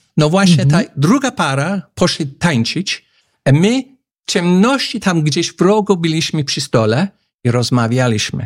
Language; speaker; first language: Polish; non-native, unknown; English